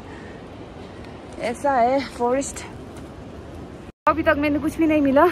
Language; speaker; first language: Hindi; non-native, local second language; Nepali